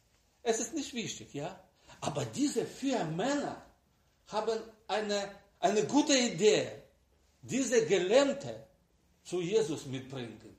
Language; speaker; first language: German; non-native, learner; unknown